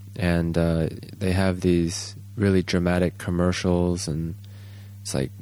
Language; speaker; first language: English; early bilingual, other home language; Japanese